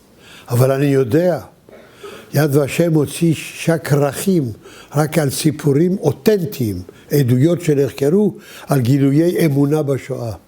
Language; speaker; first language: Hebrew; early bilingual, other home language; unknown